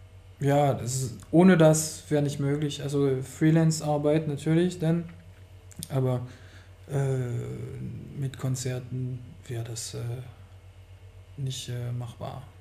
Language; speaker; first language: German; non-native, fluent; French